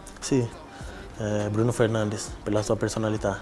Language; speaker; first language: Italian; non-native, learner; Portuguese